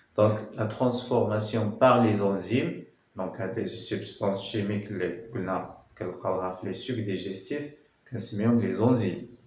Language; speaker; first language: French; non-native, local second language; Arabic